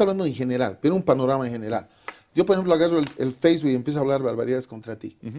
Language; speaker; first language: Spanish; native; Spanish